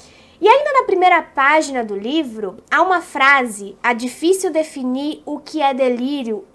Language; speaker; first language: Portuguese; native; Portuguese